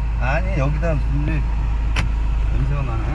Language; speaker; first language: Korean; native; Korean